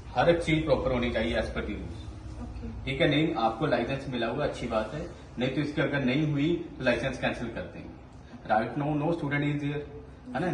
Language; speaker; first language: Hindi; non-native, local second language; Punjabi